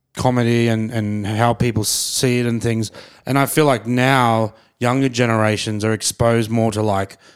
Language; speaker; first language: English; native; English